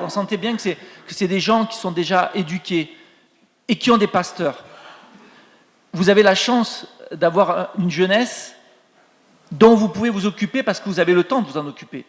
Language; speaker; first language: French; native; French